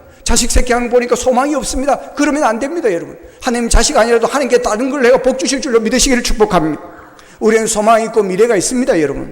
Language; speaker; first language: Korean; native; Korean